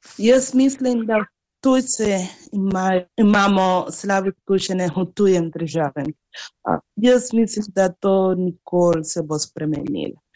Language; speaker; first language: Slovenian; non-native, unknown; Spanish